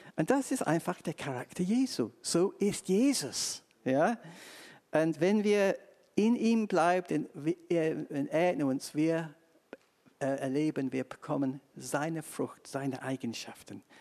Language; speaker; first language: German; non-native, fluent; English